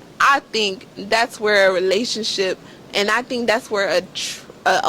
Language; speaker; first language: English; native; English